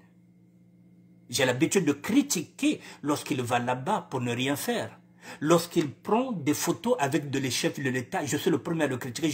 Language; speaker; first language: French; non-native, local second language; Lingala